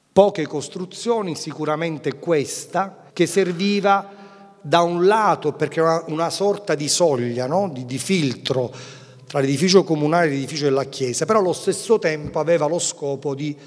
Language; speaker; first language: Italian; native; Italian